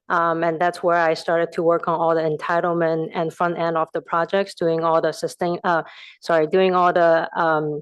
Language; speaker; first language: English; non-native, fluent; Chinese